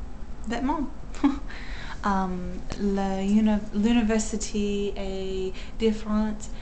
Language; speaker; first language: French; non-native, learner; English